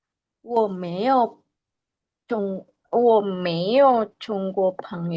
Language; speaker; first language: Chinese; non-native, learner; Indonesian